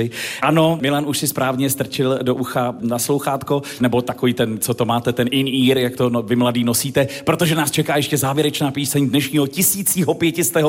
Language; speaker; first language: Czech; native; Czech